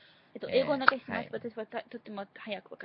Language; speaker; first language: Japanese; non-native, learner; English